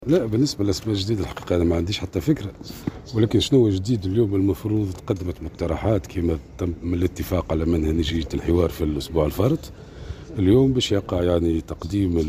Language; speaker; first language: Arabic; native; Arabic